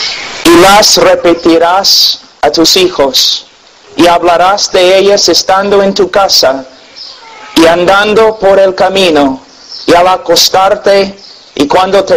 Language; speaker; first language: Spanish; non-native, fluent; English